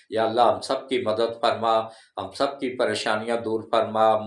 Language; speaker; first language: Urdu; non-native, local second language; Punjabi